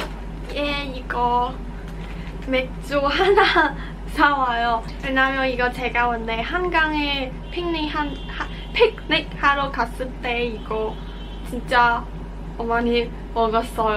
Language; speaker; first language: Korean; non-native, learner; Cantonese